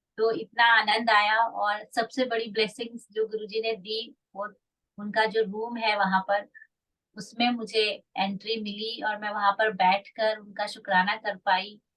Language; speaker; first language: Hindi; native; Hindi